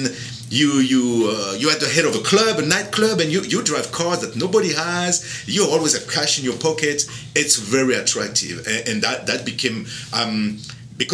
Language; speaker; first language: English; non-native, fluent; French